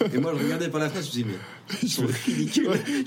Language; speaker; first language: French; native; French